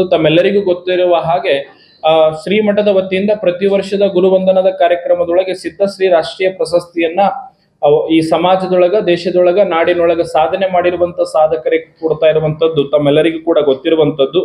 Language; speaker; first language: Kannada; native; Kannada